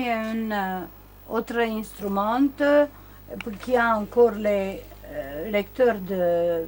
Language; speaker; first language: French; non-native, learner; Romanian